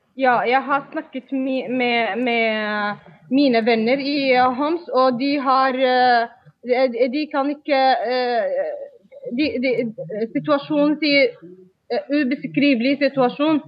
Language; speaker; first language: Norwegian; non-native, fluent; Arabic